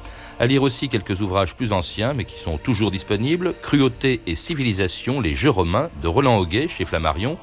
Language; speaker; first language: French; native; French